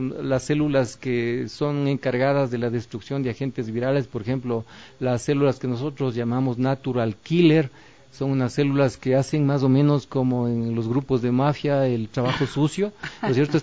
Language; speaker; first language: Spanish; native; Spanish